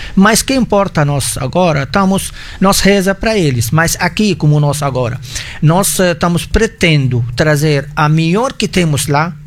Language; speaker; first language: Portuguese; non-native, fluent; Arabic